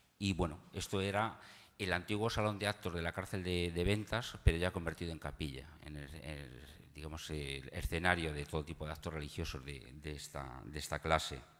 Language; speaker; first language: Spanish; native; Spanish